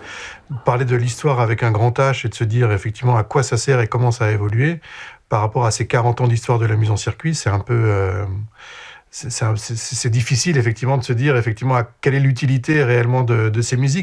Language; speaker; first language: French; native; French